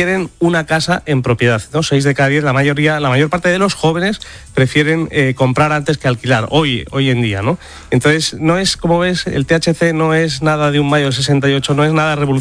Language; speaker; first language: Spanish; native; Spanish